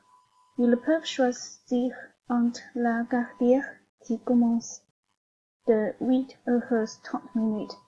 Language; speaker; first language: French; non-native, learner; Chinese